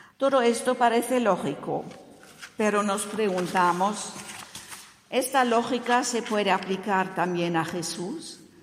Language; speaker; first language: Spanish; non-native, fluent; German